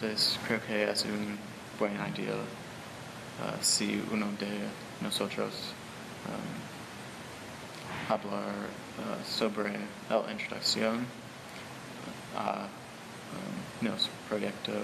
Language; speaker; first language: Spanish; non-native, learner; English